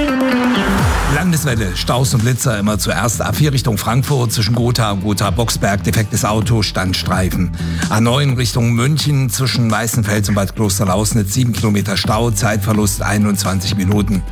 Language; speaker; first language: German; native; German